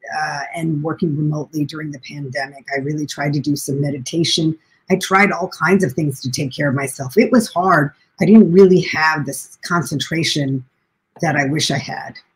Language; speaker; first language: English; native; English